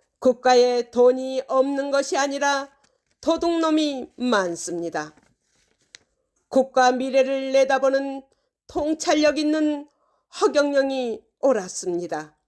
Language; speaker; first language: Korean; native; Korean